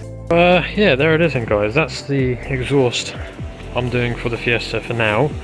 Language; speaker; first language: English; native; English